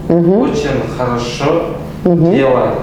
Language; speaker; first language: Russian; non-native, local second language; Kazakh